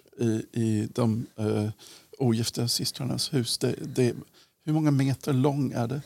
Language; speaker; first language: Swedish; non-native, fluent; English